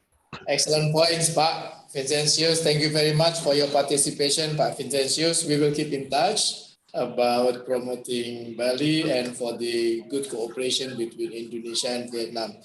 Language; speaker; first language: English; non-native, fluent; Indonesian